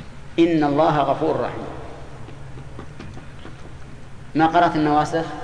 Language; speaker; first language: Arabic; native; Arabic